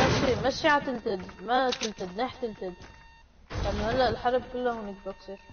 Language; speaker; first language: Arabic; native; Arabic